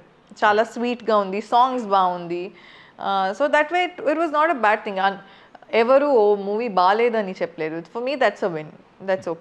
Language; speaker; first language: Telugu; non-native, fluent; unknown